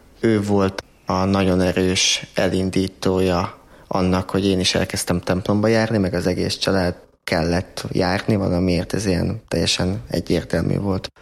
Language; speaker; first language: Hungarian; native; Hungarian